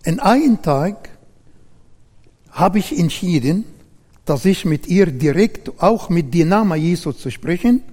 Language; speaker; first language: German; non-native, learner; Arabic